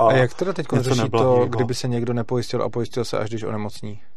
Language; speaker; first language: Czech; native; Czech